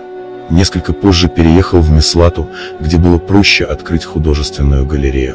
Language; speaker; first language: Russian; native; Russian